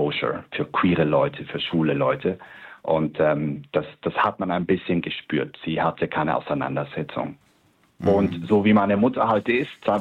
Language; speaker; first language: German; native; German